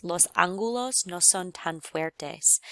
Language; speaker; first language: Spanish; non-native, fluent; English